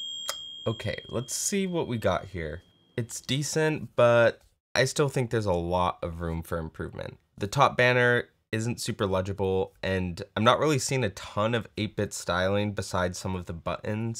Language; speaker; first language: English; native; English